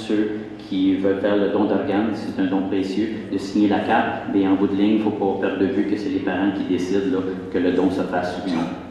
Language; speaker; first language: French; native; French